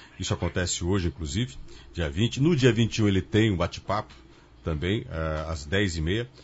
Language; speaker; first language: Portuguese; native; Portuguese